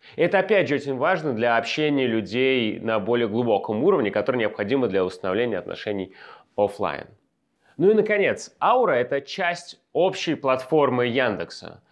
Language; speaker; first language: Russian; native; Russian